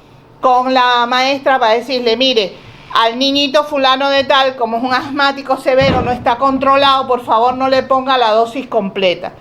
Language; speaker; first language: Spanish; native; Spanish